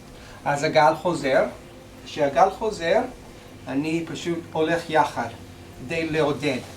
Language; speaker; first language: Hebrew; non-native, fluent; English